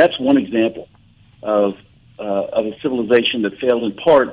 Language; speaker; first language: English; native; English